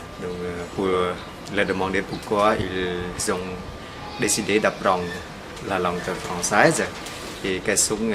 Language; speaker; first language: French; non-native, fluent; Khmer